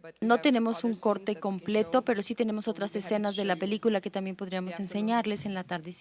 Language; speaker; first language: Spanish; native; Spanish